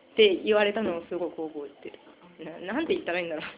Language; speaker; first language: Japanese; native; Japanese